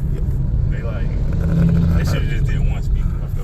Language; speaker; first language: English; native; English